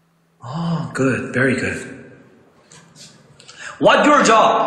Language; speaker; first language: English; non-native, learner; Thai